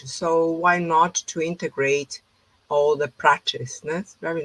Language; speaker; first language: English; non-native, fluent; Portuguese